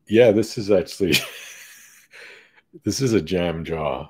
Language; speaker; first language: English; native; English